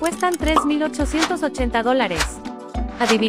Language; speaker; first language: Spanish; native; Spanish